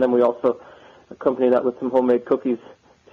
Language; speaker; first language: English; native; English